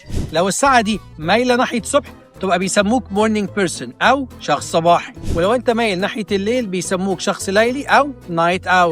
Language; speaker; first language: Arabic; native; Arabic